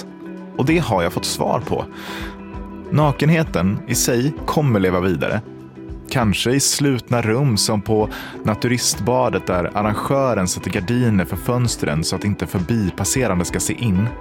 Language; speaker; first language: Swedish; native; Swedish